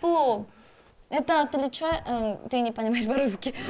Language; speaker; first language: Russian; non-native, fluent; Korean